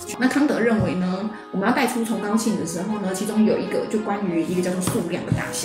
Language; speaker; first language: Chinese; native; Chinese